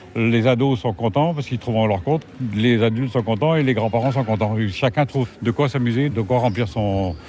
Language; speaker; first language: French; native; French